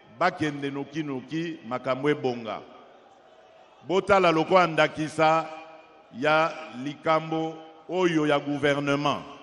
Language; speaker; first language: Lingala; non-native, local second language; Luba-Lulua